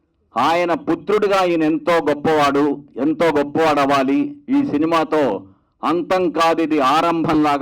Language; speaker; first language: Telugu; native; Telugu